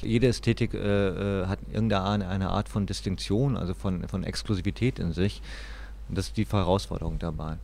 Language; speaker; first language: German; native; German